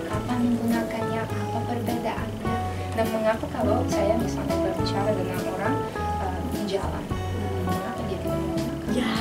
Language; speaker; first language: Indonesian; non-native, fluent; Russian